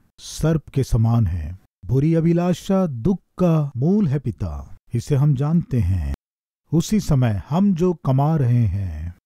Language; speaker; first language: Hindi; non-native, local second language; Telugu